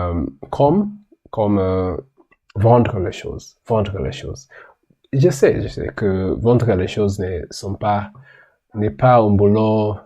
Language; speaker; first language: French; non-native, learner; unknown